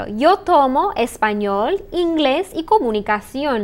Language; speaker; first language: Spanish; non-native, fluent; English